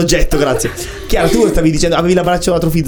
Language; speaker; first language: Italian; native; Italian